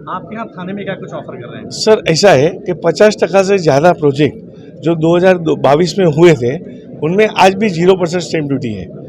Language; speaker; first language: Hindi; non-native, local second language; Gujarati